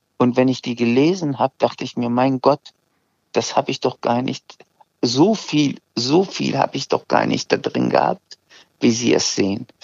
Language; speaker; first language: German; early bilingual, other home language; Azerbaijani